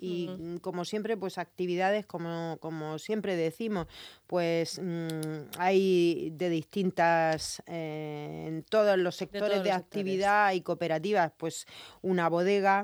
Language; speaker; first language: Spanish; native; Spanish